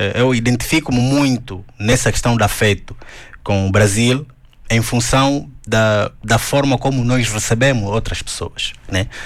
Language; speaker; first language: Portuguese; native; Portuguese